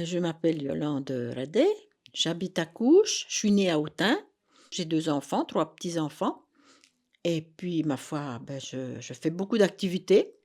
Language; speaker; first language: French; native; French